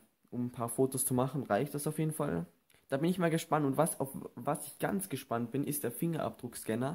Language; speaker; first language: German; native; German